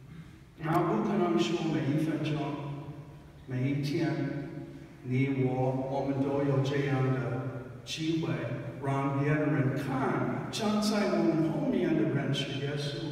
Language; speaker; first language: Chinese; non-native, fluent; English